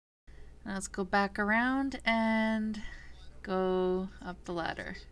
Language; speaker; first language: English; native; English